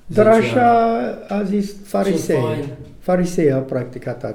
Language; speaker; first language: Romanian; non-native, learner; English